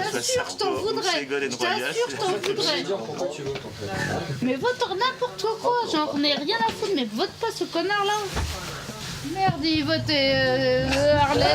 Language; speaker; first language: French; native; French